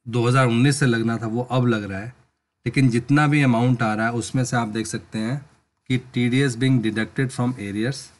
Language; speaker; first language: Hindi; native; Hindi